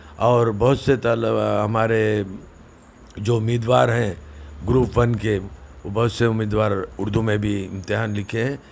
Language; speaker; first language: Urdu; native; Urdu